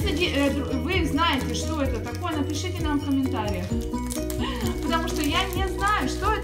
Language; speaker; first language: Russian; native; Russian